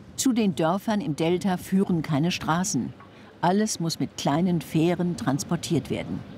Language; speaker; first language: German; native; German